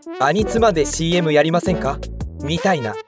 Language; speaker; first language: Japanese; native; Japanese